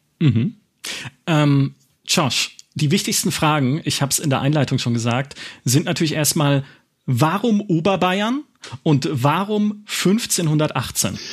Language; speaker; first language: German; native; German